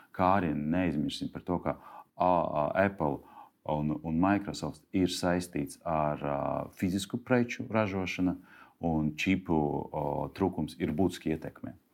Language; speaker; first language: Latvian; non-native, local second language; Russian